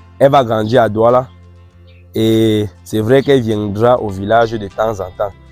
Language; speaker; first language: French; non-native, local second language; Ghomala